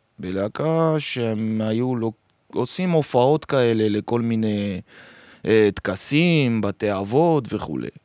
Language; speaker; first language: Hebrew; early bilingual, other home language; French